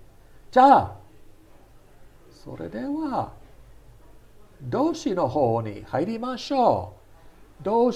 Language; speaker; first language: Japanese; non-native, fluent; English